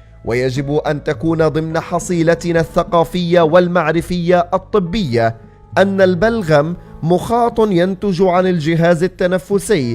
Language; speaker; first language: Arabic; native; Arabic